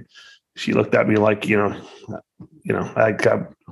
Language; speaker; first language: English; native; English